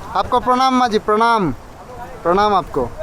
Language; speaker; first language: Hindi; non-native, local second language; Bangla